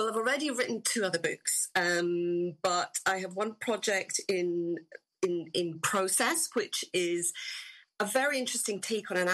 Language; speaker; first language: English; native; English